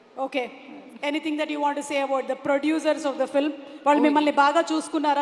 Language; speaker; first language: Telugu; native; Telugu